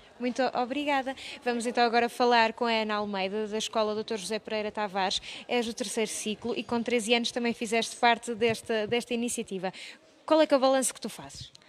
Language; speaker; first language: Portuguese; native; Portuguese